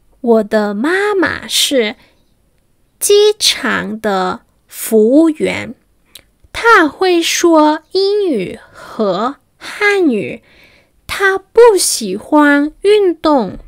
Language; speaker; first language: Chinese; non-native, fluent; Spanish